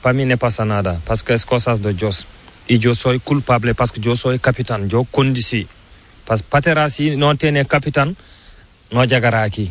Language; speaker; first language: Spanish; non-native, learner; Fula